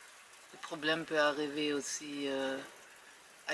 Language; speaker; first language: French; non-native, fluent; German